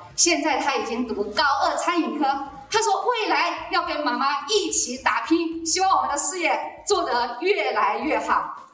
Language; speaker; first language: Chinese; native; Chinese